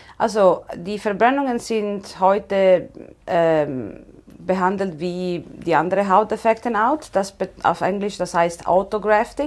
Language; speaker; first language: German; non-native, fluent; Italian